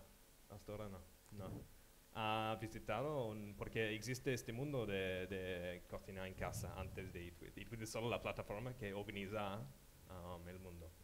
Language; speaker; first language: Spanish; non-native, fluent; English